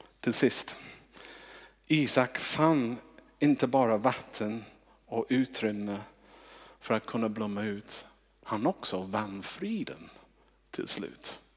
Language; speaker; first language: Swedish; non-native, fluent; English